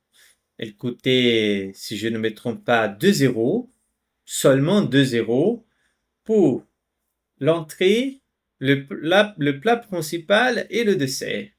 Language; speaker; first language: French; non-native, fluent; Portuguese